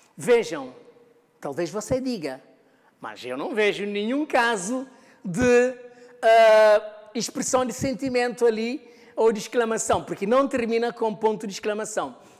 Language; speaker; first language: Portuguese; non-native, local second language; Kabuverdianu